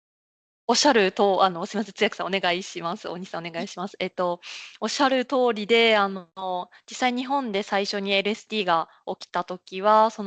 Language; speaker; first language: Japanese; native; Japanese